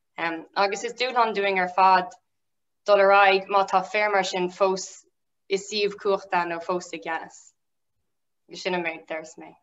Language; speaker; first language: Irish; non-native, local second language; English